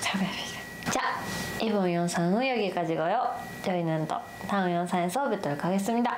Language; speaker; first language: Korean; non-native, learner; Japanese